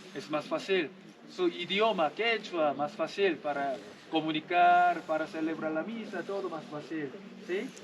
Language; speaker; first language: Spanish; non-native, learner; Korean